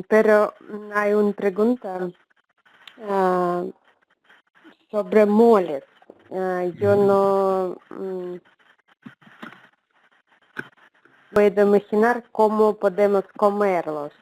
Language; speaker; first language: Spanish; non-native, learner; Russian